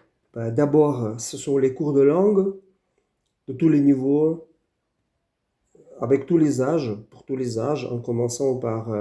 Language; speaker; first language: French; non-native, fluent; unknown